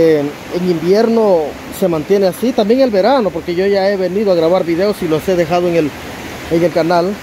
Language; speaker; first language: Spanish; native; Spanish